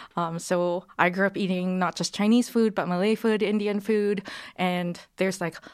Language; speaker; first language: English; native; English